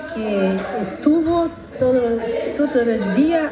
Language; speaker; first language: Spanish; non-native, learner; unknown